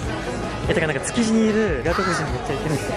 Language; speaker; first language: Japanese; native; Japanese